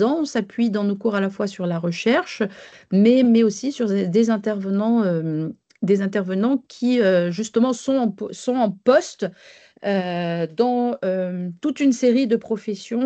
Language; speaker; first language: French; native; French